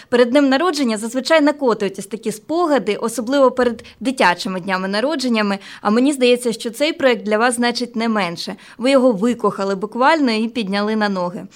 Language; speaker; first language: Ukrainian; native; Ukrainian